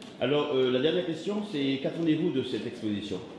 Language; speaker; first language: French; native; French